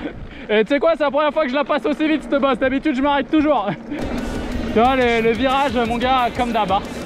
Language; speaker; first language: French; native; French